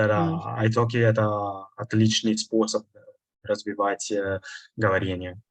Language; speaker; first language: Russian; non-native, fluent; Italian